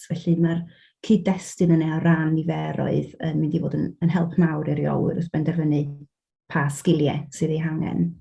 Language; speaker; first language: Welsh; native; Welsh